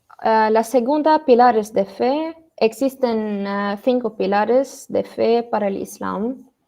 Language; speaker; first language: Spanish; non-native, learner; Arabic